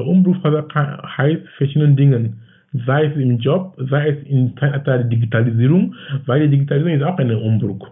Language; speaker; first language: German; non-native, fluent; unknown